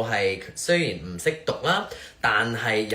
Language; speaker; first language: Chinese; early bilingual, heritage; Cantonese